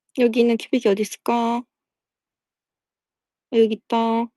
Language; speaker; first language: Korean; native; Korean